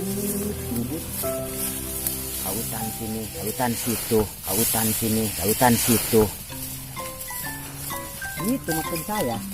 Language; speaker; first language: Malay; non-native, local second language; Sundanese